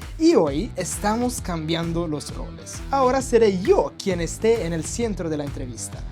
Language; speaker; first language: Spanish; non-native, fluent; Italian